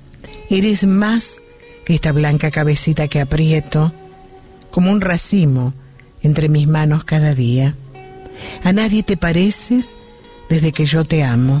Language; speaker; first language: Spanish; native; Spanish